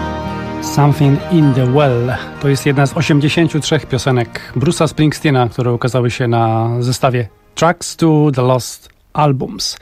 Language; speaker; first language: Polish; native; Polish